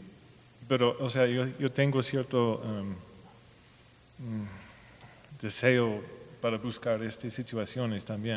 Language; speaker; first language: Spanish; non-native, fluent; English